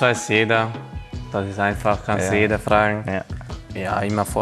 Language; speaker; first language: German; non-native, fluent; Hungarian